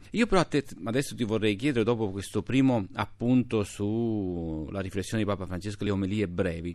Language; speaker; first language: Italian; native; Italian